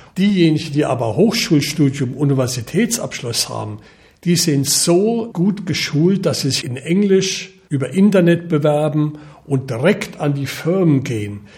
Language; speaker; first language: German; native; German